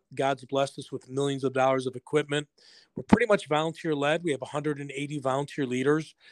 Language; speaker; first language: English; native; English